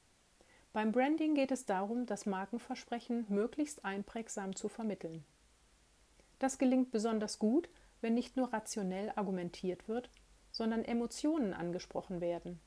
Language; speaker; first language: German; native; German